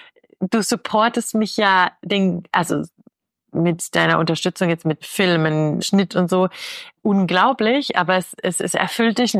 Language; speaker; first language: German; native; German